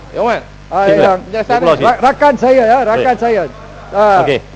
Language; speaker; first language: Malay; native; Malay